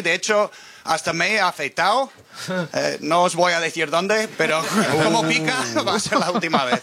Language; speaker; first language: Spanish; non-native, fluent; English